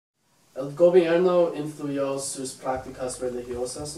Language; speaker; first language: Spanish; non-native, learner; English